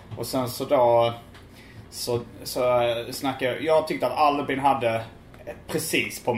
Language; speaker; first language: Swedish; native; Swedish